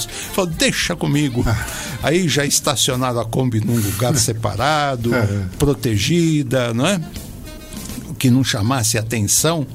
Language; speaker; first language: Portuguese; native; Portuguese